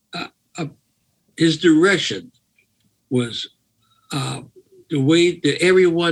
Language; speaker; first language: English; native; English